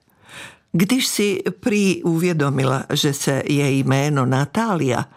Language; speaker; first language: Czech; non-native, fluent; Serbian